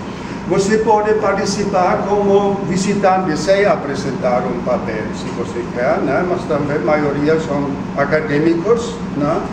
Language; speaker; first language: Portuguese; non-native, fluent; German